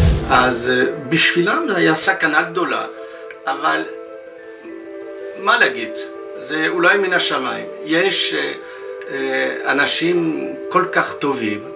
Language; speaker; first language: Hebrew; non-native, fluent; French